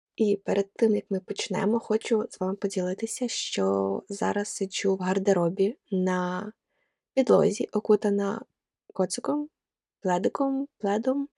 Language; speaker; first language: Ukrainian; non-native, local second language; Russian